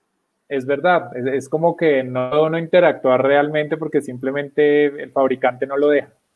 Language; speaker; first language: Spanish; native; Spanish